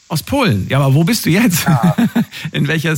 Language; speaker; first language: German; native; German